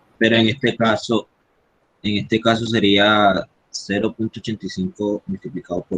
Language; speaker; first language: Spanish; native; Spanish